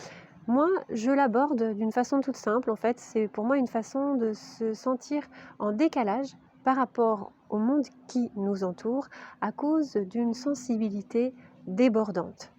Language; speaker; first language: French; native; French